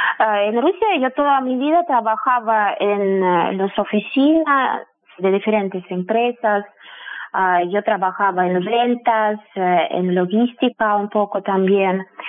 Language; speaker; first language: Spanish; non-native, fluent; Russian